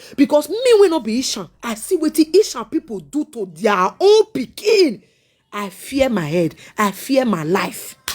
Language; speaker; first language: Nigerian Pidgin; non-native, local second language; Esan